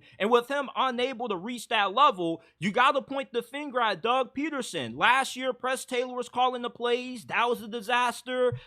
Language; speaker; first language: English; native; English